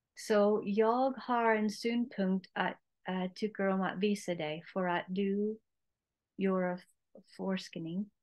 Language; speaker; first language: Swedish; non-native, learner; English